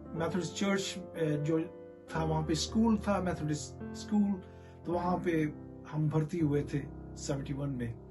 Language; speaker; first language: Urdu; native; Urdu